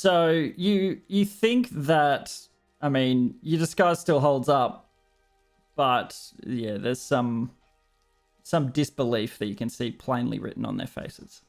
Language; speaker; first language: English; native; English